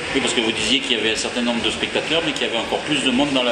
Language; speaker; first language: French; native; French